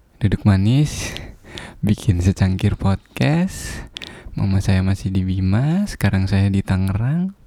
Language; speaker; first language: Indonesian; non-native, local second language; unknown